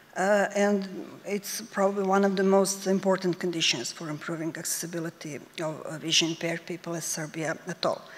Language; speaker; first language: English; non-native, fluent; Serbian